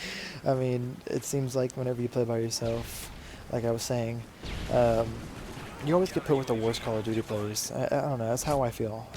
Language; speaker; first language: English; native; English